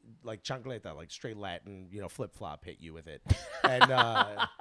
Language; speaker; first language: English; early bilingual, other home language; Spanish